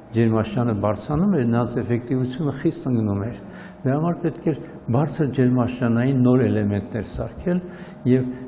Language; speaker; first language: Armenian; native; Armenian